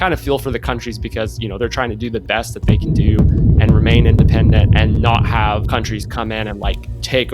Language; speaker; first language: English; native; English